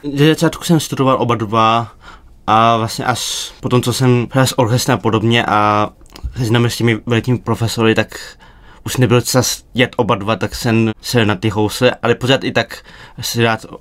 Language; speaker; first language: Czech; native; Czech